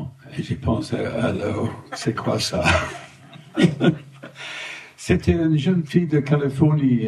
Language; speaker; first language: French; non-native, fluent; English